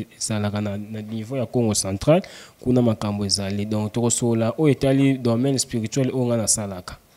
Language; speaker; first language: Lingala; non-native, local second language; Kongo